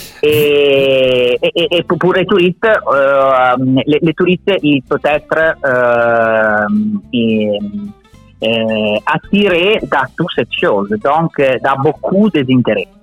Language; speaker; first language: French; non-native, learner; Italian